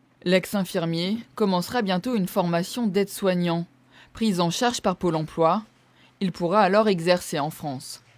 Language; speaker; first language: French; native; French